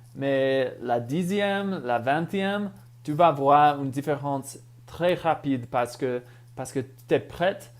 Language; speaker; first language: French; non-native, fluent; English